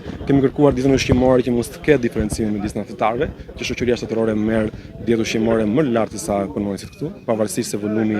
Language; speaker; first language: Albanian; native; Albanian